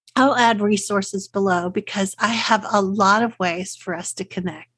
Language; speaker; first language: English; native; English